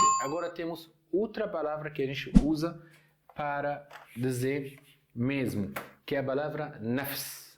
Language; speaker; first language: Portuguese; non-native, fluent; Arabic